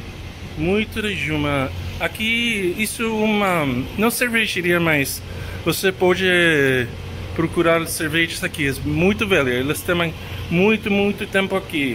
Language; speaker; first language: Portuguese; non-native, learner; English